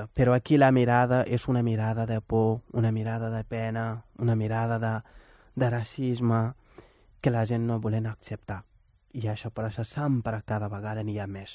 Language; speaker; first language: Catalan; non-native, fluent; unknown